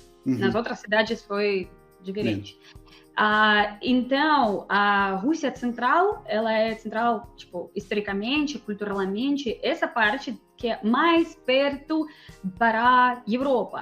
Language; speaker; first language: Portuguese; non-native, fluent; Russian